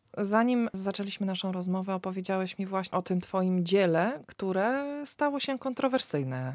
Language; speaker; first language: Polish; native; Polish